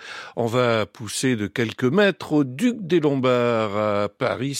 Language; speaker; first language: French; native; French